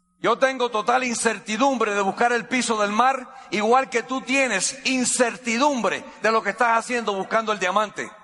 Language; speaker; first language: Spanish; non-native, fluent; English